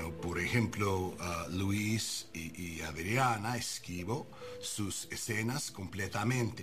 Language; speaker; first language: Spanish; non-native, learner; English